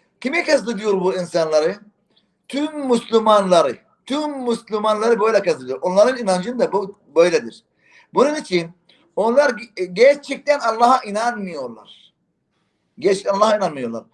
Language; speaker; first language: Turkish; non-native, fluent; Arabic